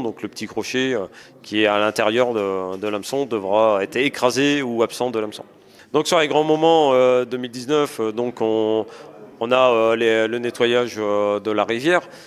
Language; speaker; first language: French; native; French